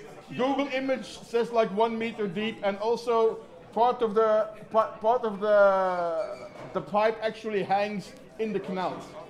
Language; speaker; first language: English; non-native, fluent; Dutch